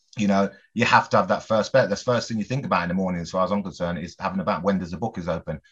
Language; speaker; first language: English; native; English